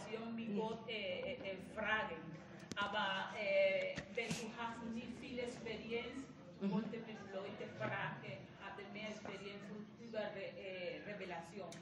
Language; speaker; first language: German; non-native, learner; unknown